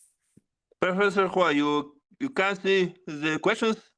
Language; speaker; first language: English; non-native, learner; Russian